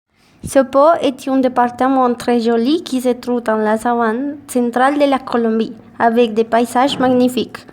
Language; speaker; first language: French; non-native, learner; Spanish